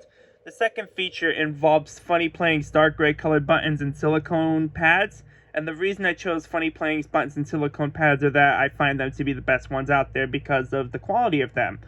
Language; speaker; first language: English; native; English